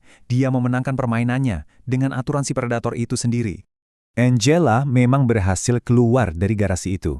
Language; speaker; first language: Indonesian; native; Indonesian